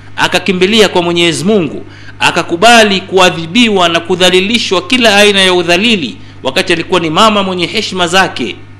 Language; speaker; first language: Swahili; native; Swahili